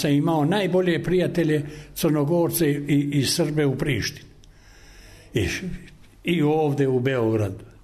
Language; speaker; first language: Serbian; non-native, local second language; Albanian